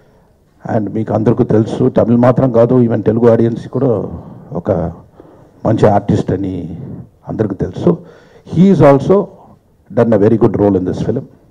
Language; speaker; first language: Telugu; non-native, fluent; Tamil